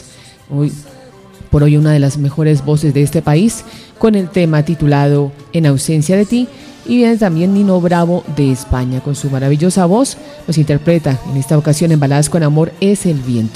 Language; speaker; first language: Spanish; native; Spanish